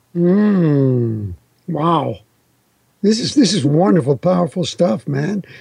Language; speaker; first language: English; early bilingual, other home language; Italian